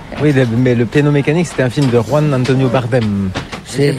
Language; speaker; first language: French; native; French